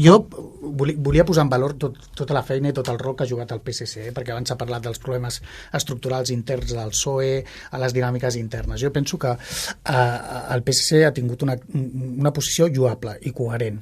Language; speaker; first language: Catalan; native; Catalan